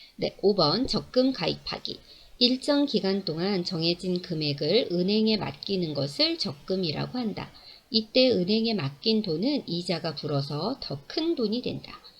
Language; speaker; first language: Korean; native; Korean